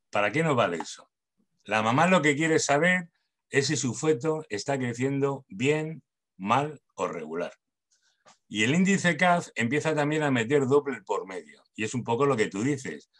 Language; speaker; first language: Spanish; native; Spanish